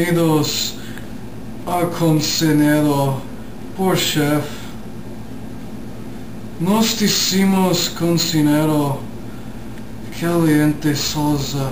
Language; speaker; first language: Spanish; non-native, learner; English